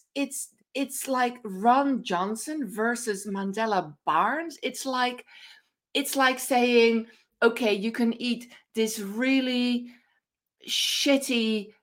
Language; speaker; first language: English; non-native, fluent; Dutch